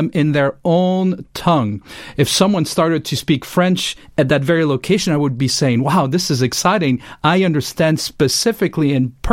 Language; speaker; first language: English; non-native, fluent; French